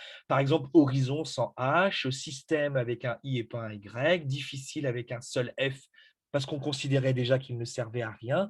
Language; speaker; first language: French; native; French